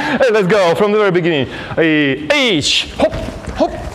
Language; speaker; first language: English; non-native, fluent; Russian